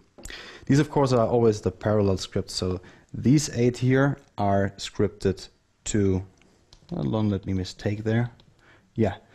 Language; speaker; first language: English; non-native, fluent; German